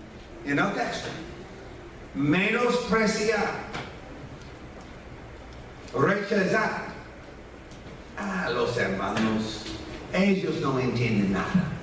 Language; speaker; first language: Spanish; non-native, fluent; English